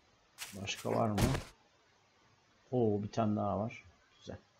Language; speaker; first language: Turkish; native; Turkish